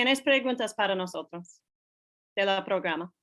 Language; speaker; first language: Spanish; non-native, learner; English